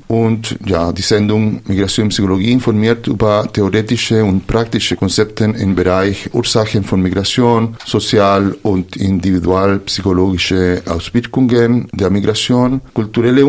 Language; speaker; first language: German; non-native, fluent; Spanish